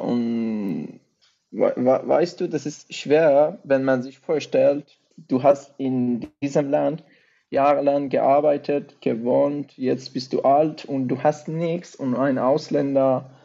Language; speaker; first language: German; non-native, fluent; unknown